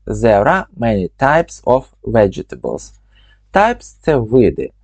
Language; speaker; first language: English; non-native, fluent; Ukrainian